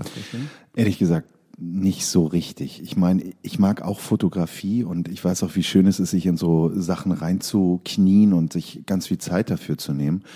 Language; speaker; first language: German; native; German